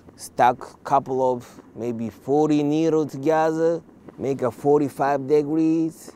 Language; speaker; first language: English; non-native, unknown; Japanese